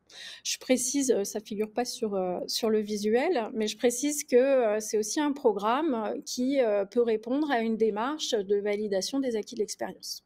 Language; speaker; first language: French; native; French